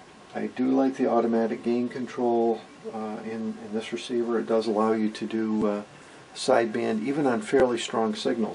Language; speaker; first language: English; native; English